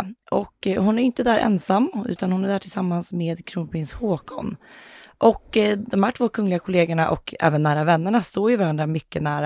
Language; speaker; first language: Swedish; native; Swedish